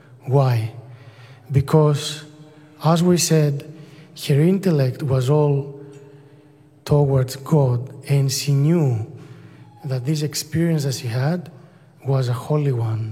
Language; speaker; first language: English; non-native, fluent; Greek